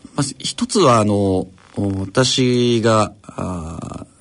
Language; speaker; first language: Japanese; native; Japanese